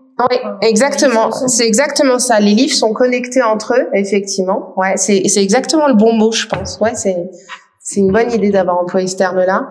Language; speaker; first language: French; native; French